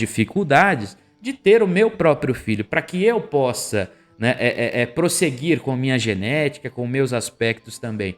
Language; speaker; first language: Portuguese; native; Portuguese